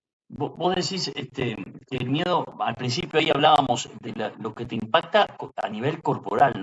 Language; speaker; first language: Spanish; native; Spanish